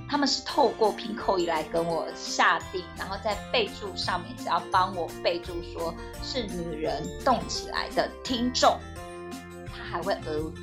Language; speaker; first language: Chinese; native; Chinese